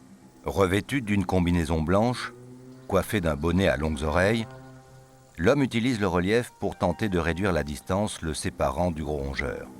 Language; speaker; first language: French; native; French